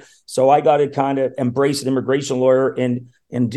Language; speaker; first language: English; native; English